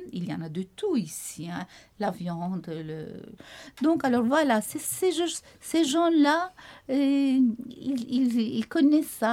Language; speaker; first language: French; non-native, fluent; Turkish